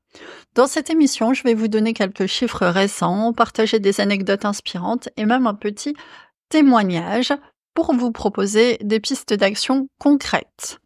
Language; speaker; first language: French; native; French